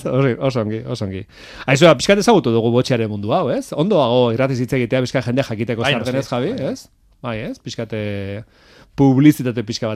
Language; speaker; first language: Basque; native; Basque